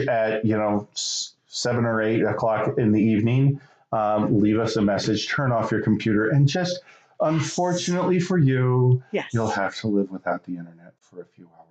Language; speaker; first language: English; native; English